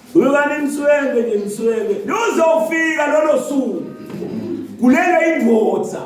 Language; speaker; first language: Zulu; non-native, local second language; Swati